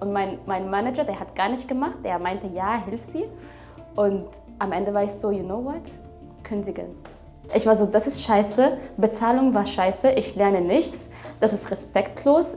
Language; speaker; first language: German; non-native, fluent; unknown